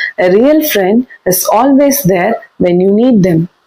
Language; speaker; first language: English; non-native, local second language; Tamil